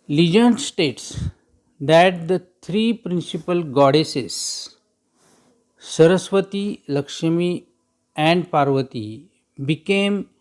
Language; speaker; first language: English; non-native, local second language; Marathi